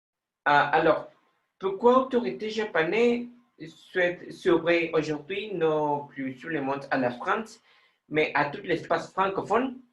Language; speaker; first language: French; non-native, learner; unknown